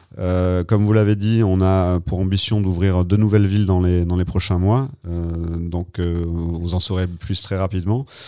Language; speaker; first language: French; native; French